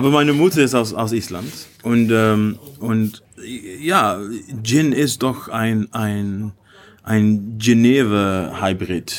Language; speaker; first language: German; non-native, learner; Dutch